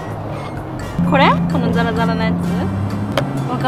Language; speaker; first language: Japanese; native; Japanese